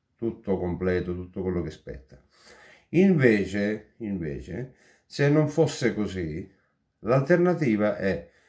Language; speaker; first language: Italian; non-native, fluent; Hindi